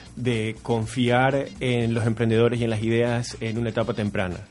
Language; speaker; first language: Spanish; native; Spanish